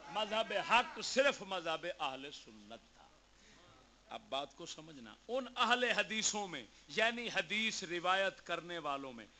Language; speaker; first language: Urdu; native; Urdu